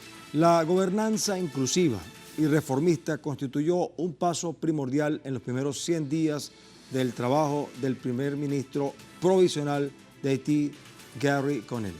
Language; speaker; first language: Spanish; native; Spanish